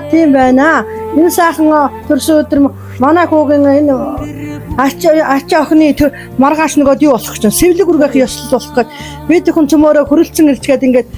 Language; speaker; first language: Mongolian; native; Mongolian